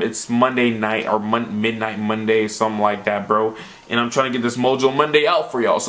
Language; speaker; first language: English; native; English